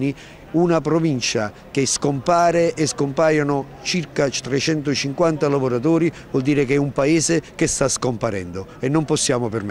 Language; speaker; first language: Italian; native; Italian